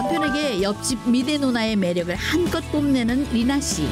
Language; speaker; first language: Korean; native; Korean